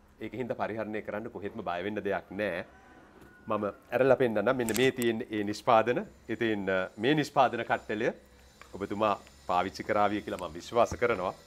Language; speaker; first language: Sinhala; native; Sinhala